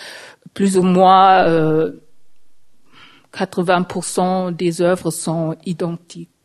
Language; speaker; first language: French; non-native, fluent; German